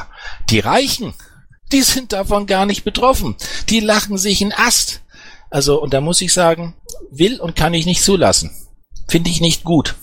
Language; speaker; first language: German; native; German